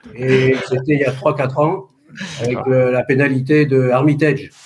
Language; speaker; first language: French; native; French